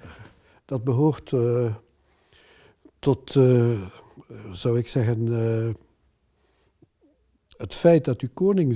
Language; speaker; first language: Dutch; non-native, local second language; French